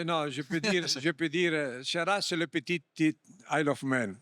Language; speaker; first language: French; non-native, fluent; Italian